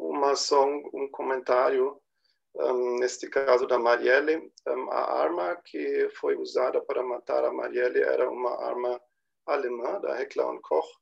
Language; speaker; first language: Portuguese; non-native, fluent; German